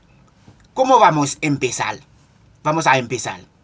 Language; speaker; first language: Spanish; non-native, local second language; Haitian Creole